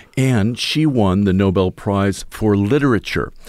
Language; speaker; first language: English; early bilingual, other home language; Russian